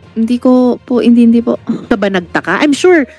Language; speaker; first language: Filipino; non-native, learner; Chinese